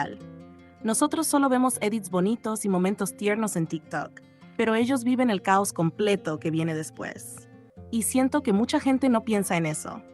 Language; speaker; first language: Spanish; native; Spanish